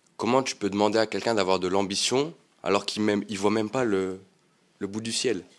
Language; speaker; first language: French; native; French